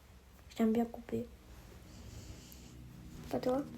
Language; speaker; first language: French; native; French